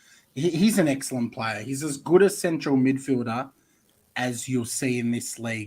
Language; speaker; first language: English; native; English